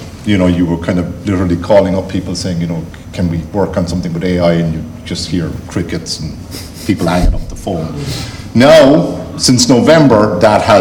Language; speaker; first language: English; native; English